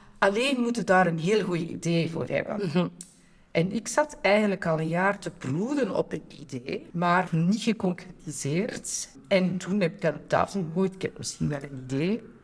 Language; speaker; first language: Dutch; native; Dutch